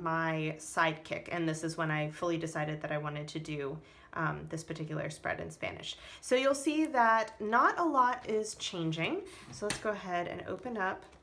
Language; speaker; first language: English; native; English